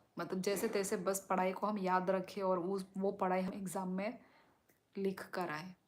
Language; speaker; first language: Hindi; non-native, local second language; Kok Borok